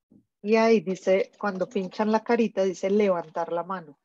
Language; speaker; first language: Spanish; native; Spanish